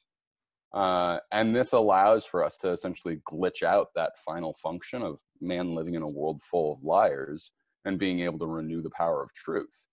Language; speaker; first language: English; native; English